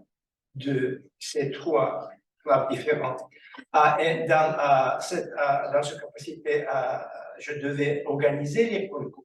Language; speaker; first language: French; non-native, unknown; Russian